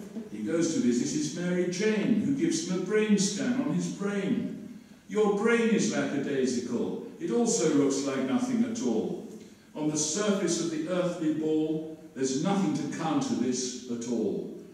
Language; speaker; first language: English; native; English